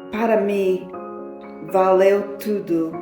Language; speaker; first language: Portuguese; non-native, fluent; English